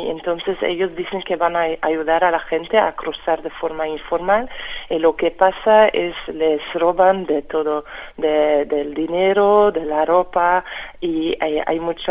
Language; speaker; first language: Spanish; non-native, fluent; French